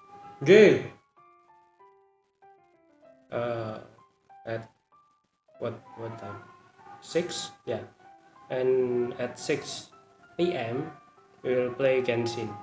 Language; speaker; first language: English; non-native, learner; Indonesian